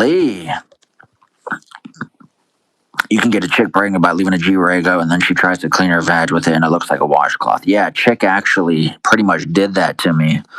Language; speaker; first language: English; native; English